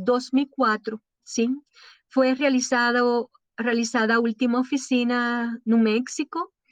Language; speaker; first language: Portuguese; non-native, learner; Spanish